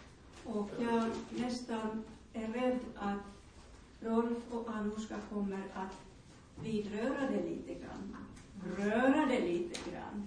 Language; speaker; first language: Swedish; non-native, local second language; Finnish